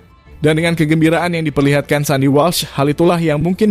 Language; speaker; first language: Indonesian; native; Indonesian